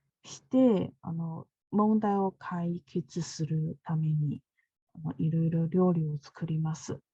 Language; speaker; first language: Japanese; non-native, learner; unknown